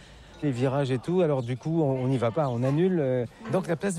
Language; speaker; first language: French; native; French